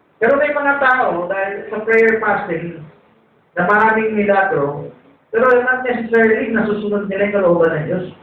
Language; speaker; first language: Filipino; native; Filipino